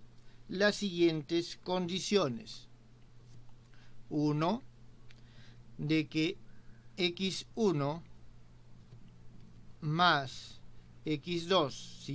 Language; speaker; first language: Spanish; native; Spanish